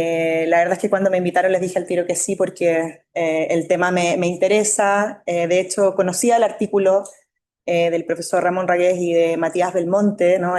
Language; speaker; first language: Spanish; native; Spanish